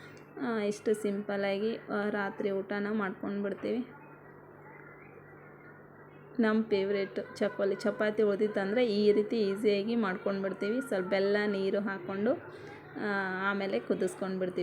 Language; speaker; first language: Kannada; native; Kannada